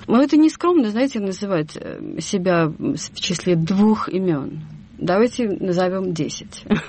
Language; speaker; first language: Russian; native; Russian